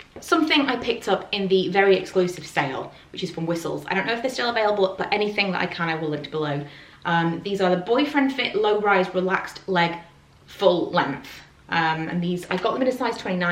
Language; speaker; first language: English; native; English